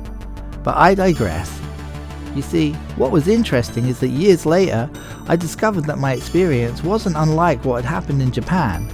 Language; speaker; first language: English; native; English